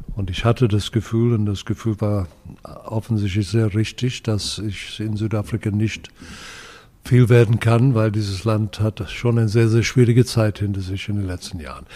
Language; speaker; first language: German; non-native, fluent; English